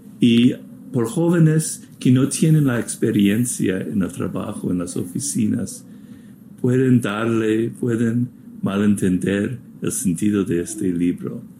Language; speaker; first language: Spanish; non-native, fluent; English